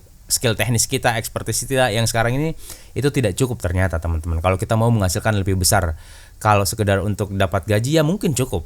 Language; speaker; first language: Indonesian; native; Indonesian